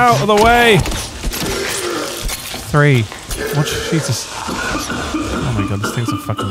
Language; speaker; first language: English; native; English